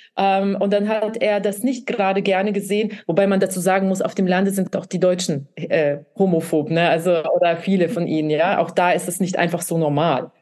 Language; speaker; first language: German; early bilingual, other home language; Russian